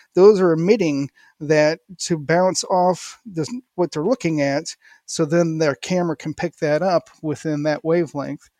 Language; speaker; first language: English; native; English